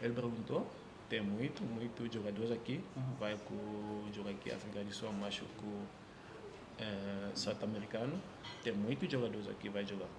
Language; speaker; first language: Portuguese; non-native, learner; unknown